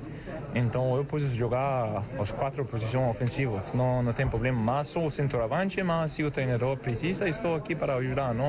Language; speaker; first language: Portuguese; non-native, fluent; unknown